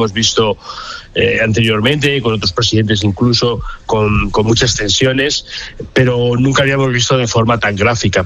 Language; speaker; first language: Spanish; native; Spanish